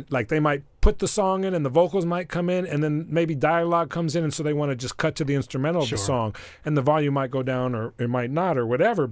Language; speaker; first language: English; native; English